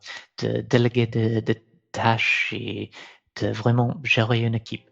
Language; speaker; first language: French; non-native, fluent; English